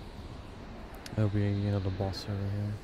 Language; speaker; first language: English; native; English